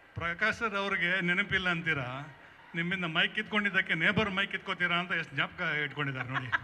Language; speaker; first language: Kannada; non-native, local second language; Tulu